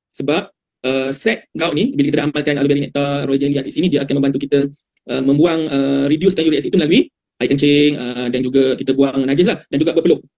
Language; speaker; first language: Malay; native; Malay